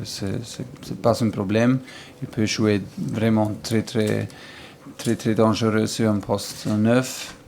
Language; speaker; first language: French; non-native, learner; German